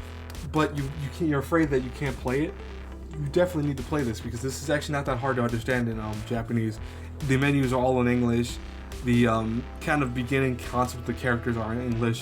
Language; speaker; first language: English; native; English